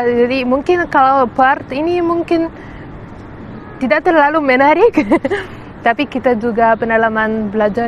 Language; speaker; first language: Indonesian; non-native, fluent; Arabic